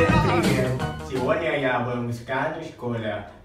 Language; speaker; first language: Russian; non-native, learner; Thai